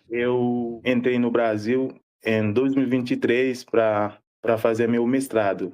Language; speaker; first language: Portuguese; non-native, fluent; Haitian Creole